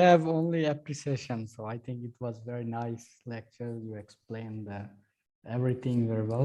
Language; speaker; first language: English; non-native, local second language; Urdu